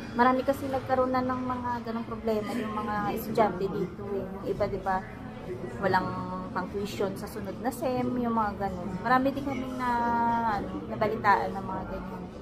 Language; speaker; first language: Filipino; native; Filipino